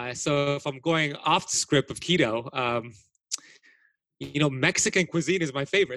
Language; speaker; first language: English; native; English